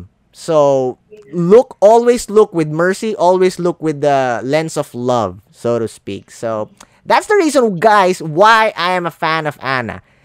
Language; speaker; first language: English; non-native, local second language; Filipino